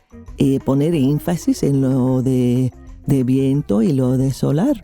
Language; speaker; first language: Spanish; non-native, fluent; English